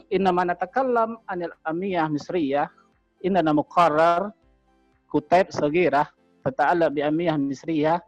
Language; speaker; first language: Arabic; non-native, fluent; Indonesian